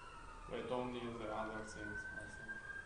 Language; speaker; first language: English; non-native, learner; Chinese